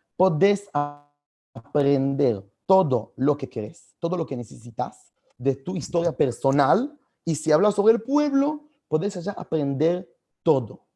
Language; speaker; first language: Spanish; non-native, fluent; Hebrew